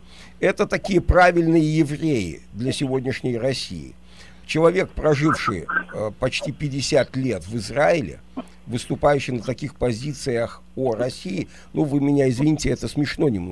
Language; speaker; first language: Russian; native; Russian